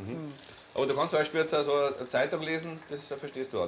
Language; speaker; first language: German; native; German